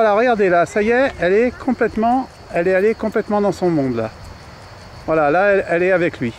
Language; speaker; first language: French; native; French